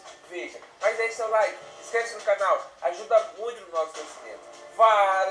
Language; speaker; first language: Portuguese; native; Portuguese